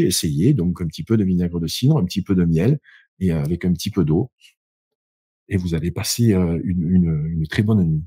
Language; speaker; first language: French; native; French